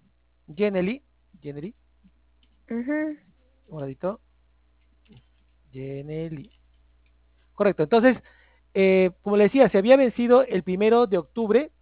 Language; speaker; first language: Spanish; native; Spanish